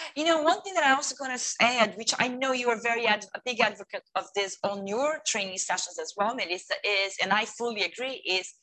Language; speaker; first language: English; non-native, fluent; Portuguese